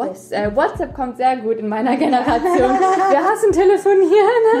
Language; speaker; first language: German; early bilingual, other home language; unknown